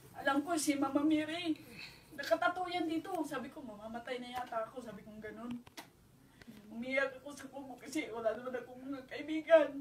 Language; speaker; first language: Filipino; non-native, local second language; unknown